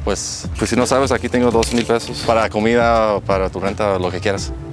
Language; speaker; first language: Spanish; native; Spanish